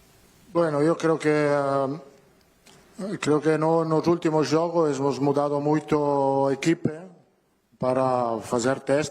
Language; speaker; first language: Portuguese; non-native, learner; Italian